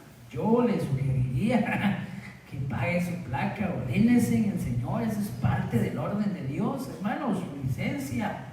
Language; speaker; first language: Spanish; native; Spanish